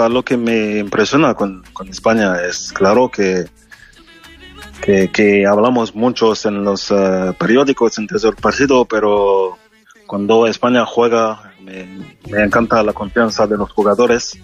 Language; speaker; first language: Spanish; non-native, fluent; French